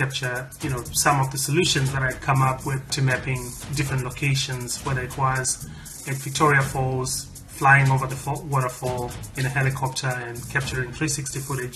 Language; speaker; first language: English; non-native, local second language; Shona